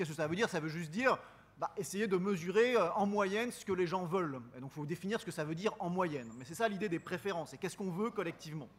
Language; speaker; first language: French; native; French